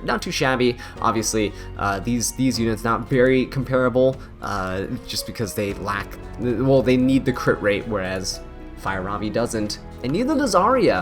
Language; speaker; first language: English; native; English